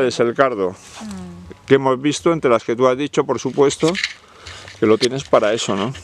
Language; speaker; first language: Spanish; native; Spanish